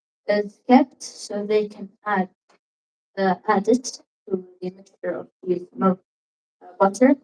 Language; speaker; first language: English; non-native, learner; Arabic